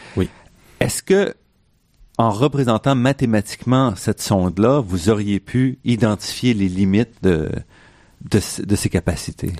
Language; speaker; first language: French; native; French